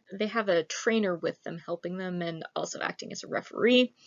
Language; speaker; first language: English; native; English